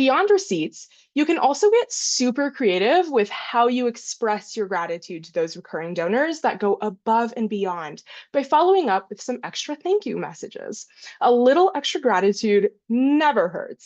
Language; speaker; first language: English; native; English